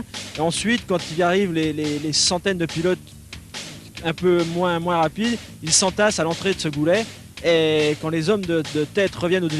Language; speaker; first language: French; native; French